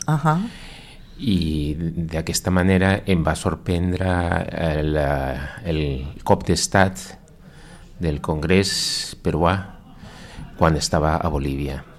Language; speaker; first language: Catalan; non-native, fluent; Spanish